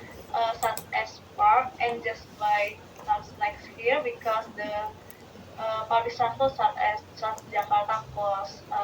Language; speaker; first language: English; non-native, learner; Indonesian